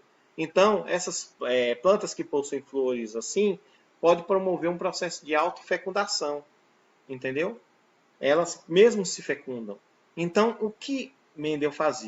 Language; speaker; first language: Portuguese; native; Portuguese